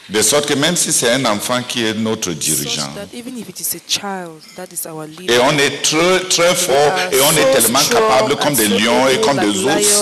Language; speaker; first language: French; non-native, local second language; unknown